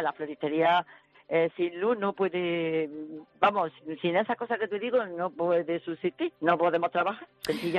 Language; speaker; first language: Spanish; native; Spanish